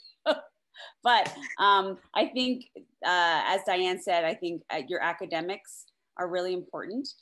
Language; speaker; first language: English; native; English